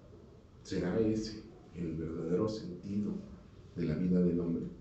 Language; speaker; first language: Spanish; native; Spanish